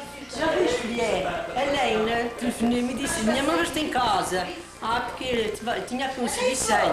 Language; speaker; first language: Portuguese; native; Portuguese